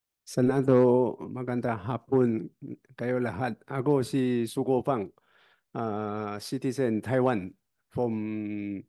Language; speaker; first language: Filipino; non-native, learner; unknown